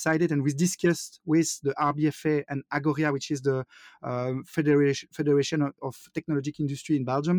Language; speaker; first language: English; non-native, fluent; French